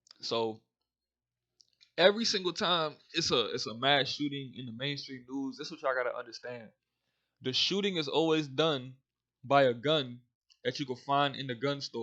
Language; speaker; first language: English; native; English